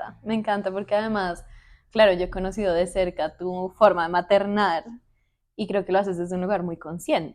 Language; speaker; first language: Spanish; native; Spanish